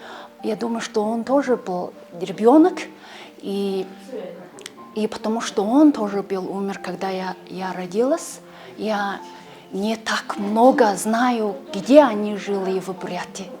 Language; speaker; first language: Russian; non-native, learner; Mongolian